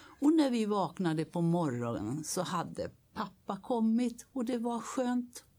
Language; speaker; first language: Swedish; native; Swedish